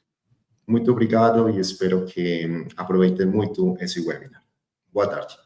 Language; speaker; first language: Portuguese; non-native, fluent; Spanish